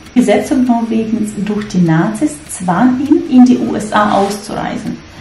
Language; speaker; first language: German; non-native, fluent; Russian